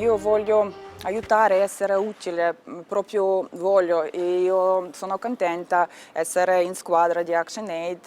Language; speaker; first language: Italian; non-native, learner; Ukrainian